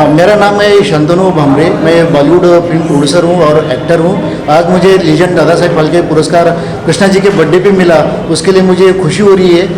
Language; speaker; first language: Hindi; non-native, local second language; Marathi